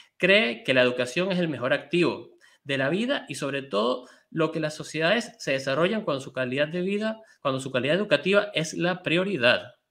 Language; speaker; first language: Spanish; native; Spanish